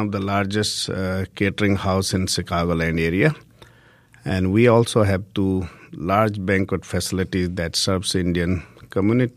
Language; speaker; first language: English; non-native, local second language; Hindi